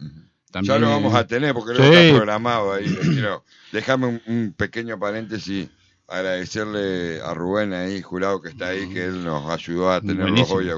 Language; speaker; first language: Spanish; native; Spanish